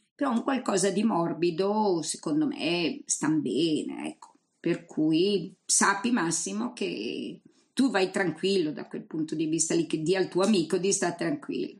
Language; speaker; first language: Italian; native; Italian